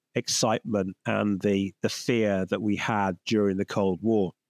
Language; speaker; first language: English; native; English